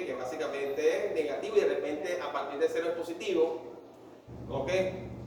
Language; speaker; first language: Spanish; native; Spanish